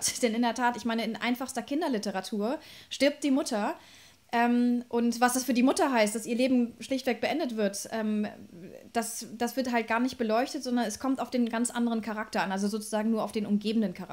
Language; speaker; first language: German; native; German